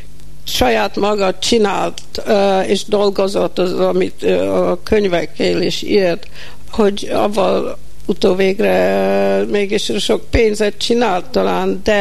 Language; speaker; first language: Hungarian; early bilingual, heritage; Hungarian